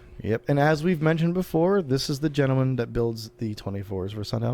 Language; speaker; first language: English; native; English